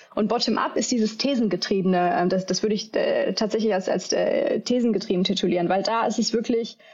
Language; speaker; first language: German; native; German